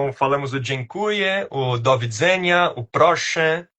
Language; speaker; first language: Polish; non-native, fluent; Portuguese